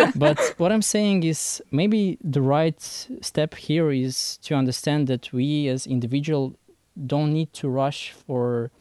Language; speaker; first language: English; non-native, fluent; Persian